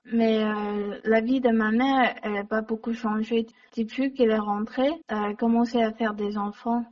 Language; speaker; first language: French; non-native, learner; Chinese